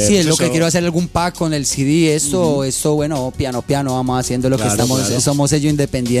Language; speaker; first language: Spanish; native; Spanish